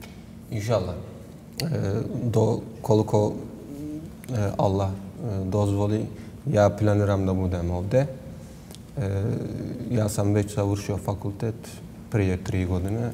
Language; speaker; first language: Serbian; non-native, learner; Turkish